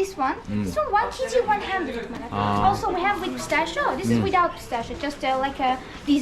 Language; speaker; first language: English; non-native, learner; Azerbaijani